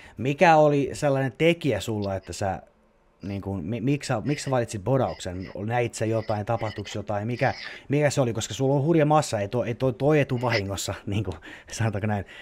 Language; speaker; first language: Finnish; native; Finnish